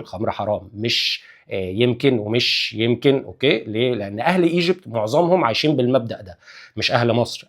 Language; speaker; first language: Arabic; native; Arabic